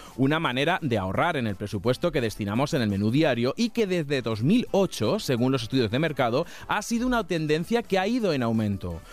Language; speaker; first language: Spanish; native; Spanish